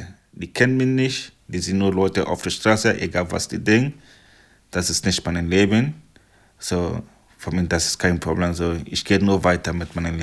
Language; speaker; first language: German; non-native, fluent; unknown